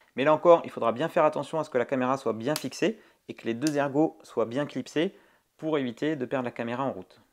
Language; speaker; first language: French; native; French